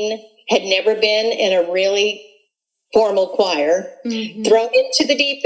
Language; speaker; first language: English; native; English